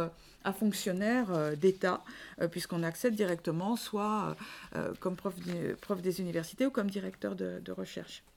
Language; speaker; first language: French; native; French